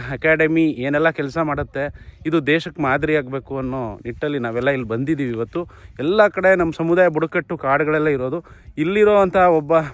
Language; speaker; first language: Kannada; non-native, local second language; Lambadi